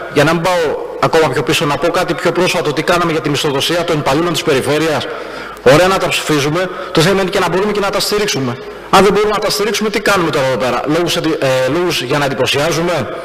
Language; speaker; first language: Greek; native; Greek